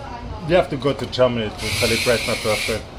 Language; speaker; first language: English; non-native, learner; German